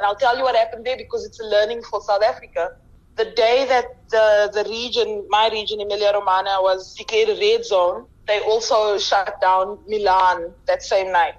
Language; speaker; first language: English; native; English